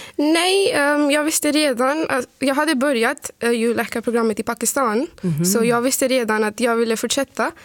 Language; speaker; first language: Swedish; non-native, fluent; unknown